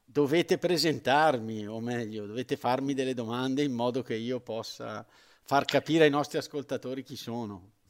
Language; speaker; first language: Italian; native; Italian